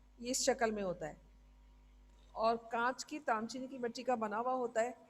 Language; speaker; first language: Urdu; native; Urdu